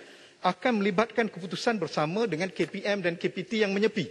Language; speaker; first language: Malay; native; Malay